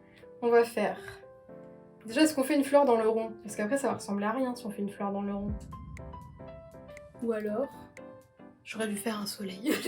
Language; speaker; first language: French; native; French